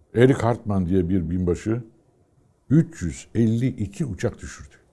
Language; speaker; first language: Turkish; native; Turkish